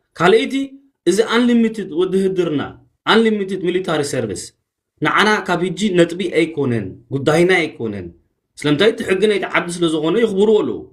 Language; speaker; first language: Tigrinya; early bilingual, heritage; Tigrinya